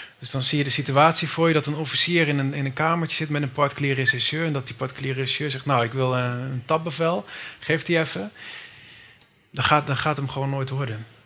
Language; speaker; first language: Dutch; native; Dutch